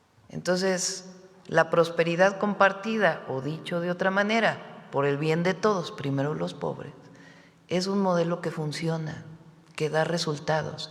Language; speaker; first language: Spanish; native; Spanish